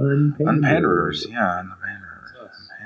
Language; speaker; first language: English; native; English